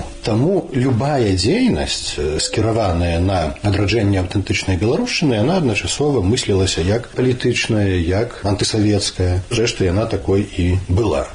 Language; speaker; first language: Belarusian; native; Belarusian